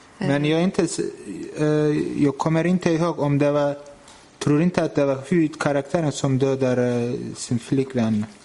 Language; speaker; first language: Swedish; non-native, fluent; Turkish